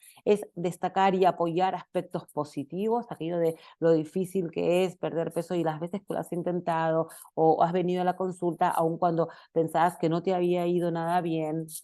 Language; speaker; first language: Spanish; native; Spanish